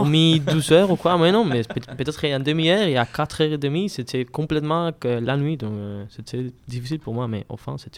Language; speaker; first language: French; non-native, learner; Spanish